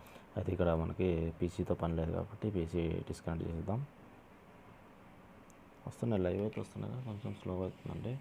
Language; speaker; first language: Telugu; native; Telugu